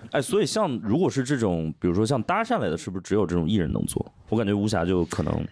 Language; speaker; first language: Chinese; native; Chinese